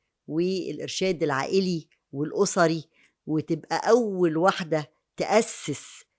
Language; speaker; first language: Arabic; native; Arabic